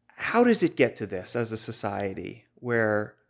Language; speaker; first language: English; native; English